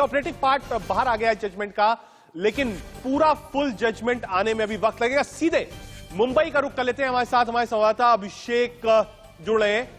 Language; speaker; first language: Hindi; native; Hindi